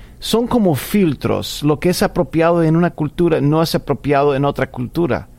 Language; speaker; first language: Spanish; non-native, fluent; English